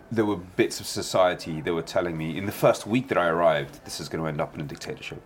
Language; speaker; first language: English; native; English